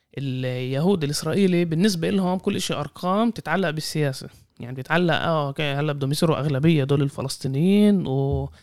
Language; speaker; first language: Arabic; native; Arabic